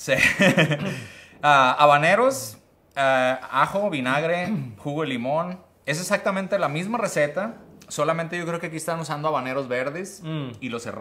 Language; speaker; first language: Spanish; native; Spanish